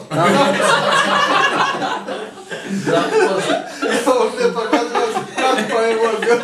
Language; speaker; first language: Russian; non-native, learner; Georgian